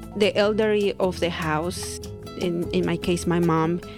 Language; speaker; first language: English; non-native, fluent; Spanish